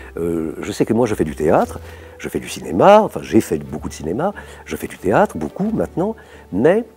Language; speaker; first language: French; native; French